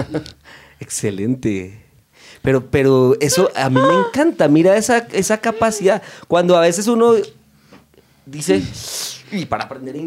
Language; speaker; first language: Spanish; native; Spanish